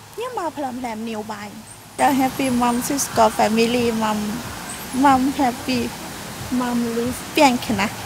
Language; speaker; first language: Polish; non-native, learner; Thai